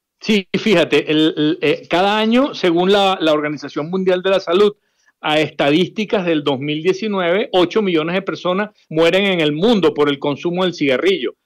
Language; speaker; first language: Spanish; native; Spanish